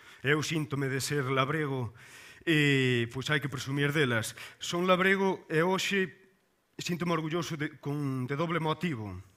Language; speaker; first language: Galician; native; Galician